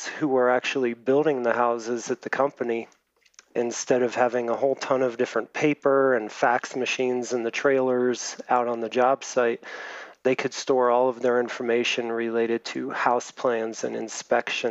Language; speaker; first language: English; native; English